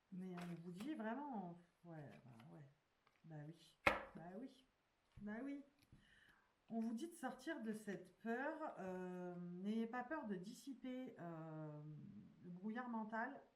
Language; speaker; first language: French; native; French